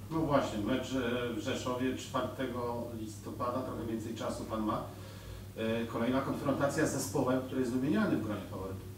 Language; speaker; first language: Polish; native; Polish